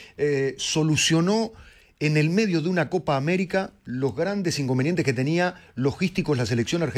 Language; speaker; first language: Spanish; native; Spanish